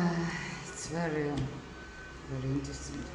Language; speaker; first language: English; non-native, learner; Russian